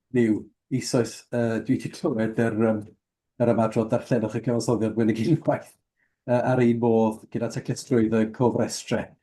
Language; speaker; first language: Welsh; native; Welsh